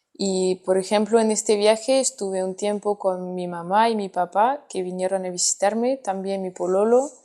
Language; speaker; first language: Spanish; non-native, fluent; French